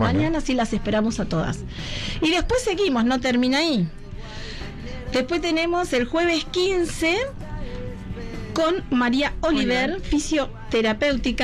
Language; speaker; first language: Spanish; native; Spanish